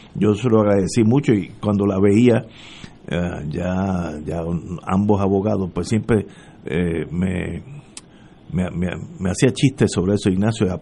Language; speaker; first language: Spanish; early bilingual, heritage; Spanish